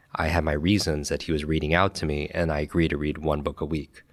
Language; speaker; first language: English; native; English